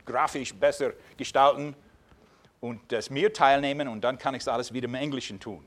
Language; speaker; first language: German; non-native, fluent; English